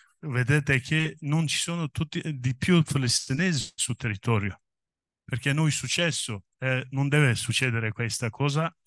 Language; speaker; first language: Italian; non-native, learner; Kurdish